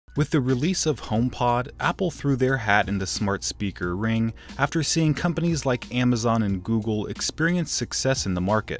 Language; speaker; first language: English; native; English